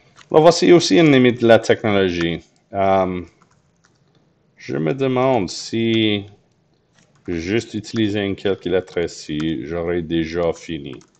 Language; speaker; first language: French; non-native, fluent; English